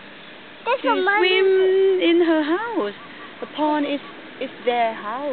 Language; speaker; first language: English; non-native, fluent; Thai